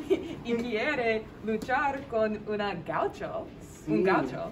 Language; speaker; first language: Spanish; non-native, learner; English